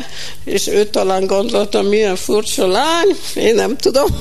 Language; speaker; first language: Hungarian; early bilingual, heritage; Hungarian